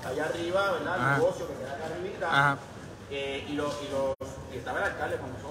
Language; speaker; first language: Spanish; native; Spanish